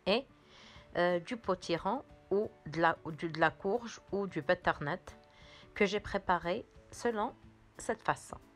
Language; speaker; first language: French; non-native, local second language; Arabic